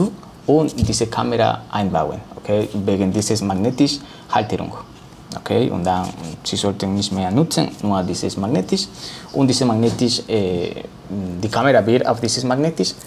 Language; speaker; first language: German; non-native, learner; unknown